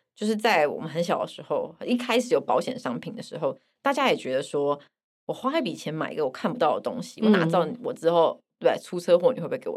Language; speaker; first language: Chinese; native; Chinese